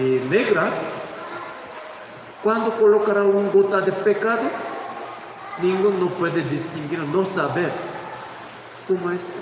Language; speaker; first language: Spanish; non-native, learner; Korean